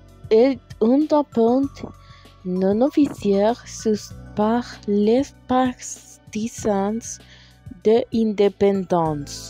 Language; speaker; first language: French; non-native, learner; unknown